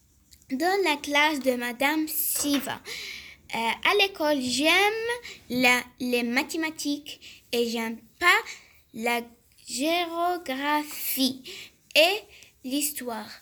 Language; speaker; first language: French; non-native, local second language; Arabic